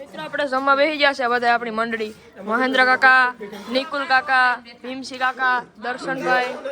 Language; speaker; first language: Gujarati; native; Gujarati